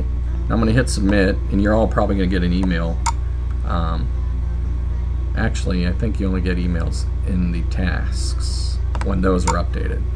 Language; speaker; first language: English; native; English